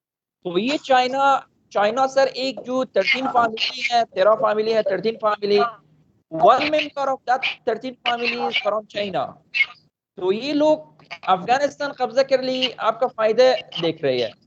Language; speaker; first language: Hindi; non-native, fluent; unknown